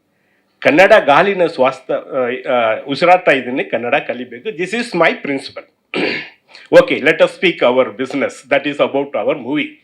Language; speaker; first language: Kannada; non-native, learner; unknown